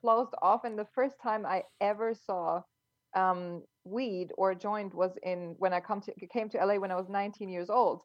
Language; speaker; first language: English; non-native, fluent; German